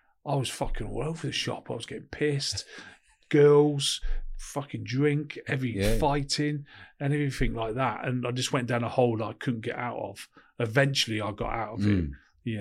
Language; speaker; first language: English; native; English